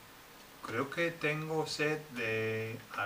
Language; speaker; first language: Spanish; non-native, fluent; English